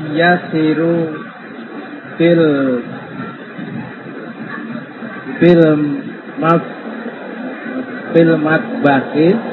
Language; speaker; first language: Arabic; non-native, learner; Indonesian